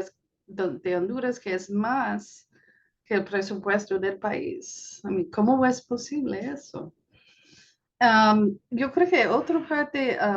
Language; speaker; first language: Spanish; non-native, fluent; English